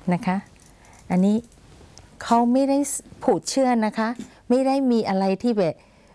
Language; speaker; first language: Thai; non-native, fluent; Burmese